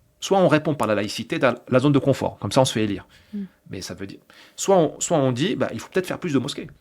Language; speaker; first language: French; non-native, local second language; Arabic